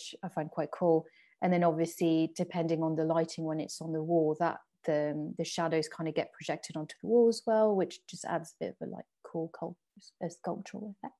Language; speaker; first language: English; non-native, fluent; French